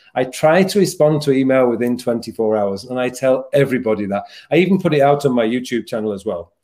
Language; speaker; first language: English; native; English